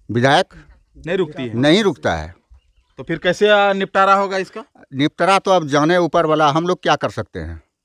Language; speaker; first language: Hindi; native; Hindi